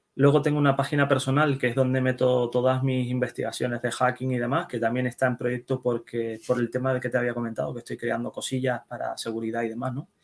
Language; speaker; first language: Spanish; early bilingual, other home language; Dutch